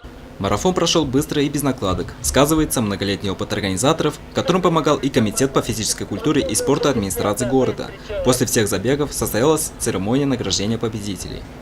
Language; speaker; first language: Russian; native; Russian